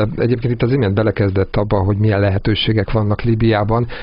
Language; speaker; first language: Hungarian; native; Hungarian